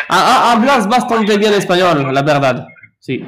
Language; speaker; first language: Spanish; non-native, learner; French